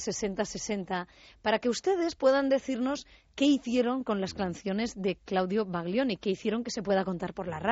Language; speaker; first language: Spanish; native; Spanish